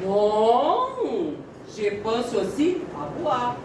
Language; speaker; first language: French; non-native, learner; Portuguese